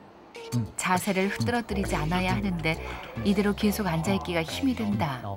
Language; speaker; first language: Korean; native; Korean